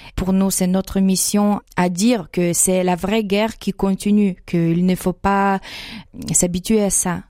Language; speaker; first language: French; non-native, fluent; Ukrainian